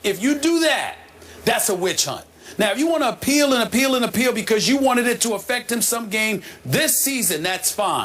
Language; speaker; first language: English; native; English